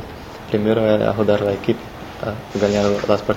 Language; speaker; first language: Spanish; non-native, learner; Portuguese